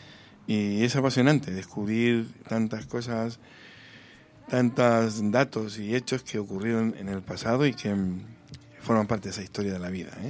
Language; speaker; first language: Spanish; native; Spanish